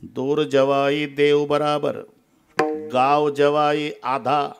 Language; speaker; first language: Hindi; non-native, local second language; Marathi